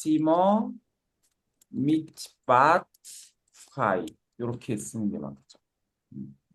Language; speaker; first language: German; non-native, fluent; Korean